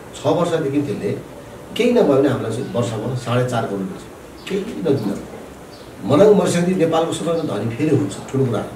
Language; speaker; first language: Nepali; non-native, local second language; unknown